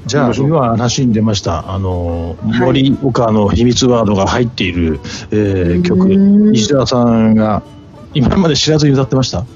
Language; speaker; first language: Japanese; native; Japanese